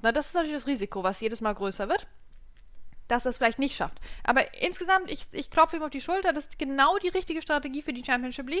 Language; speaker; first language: German; native; German